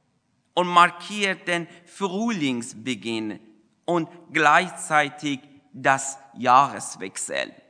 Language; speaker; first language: German; non-native, fluent; Persian